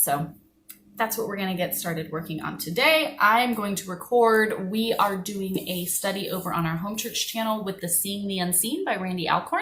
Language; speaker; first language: English; native; English